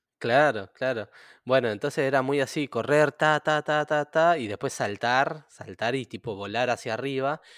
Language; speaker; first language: Spanish; native; Spanish